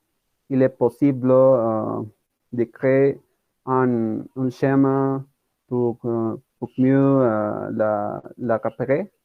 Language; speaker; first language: French; non-native, learner; Spanish